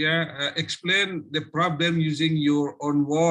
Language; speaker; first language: English; non-native, fluent; Indonesian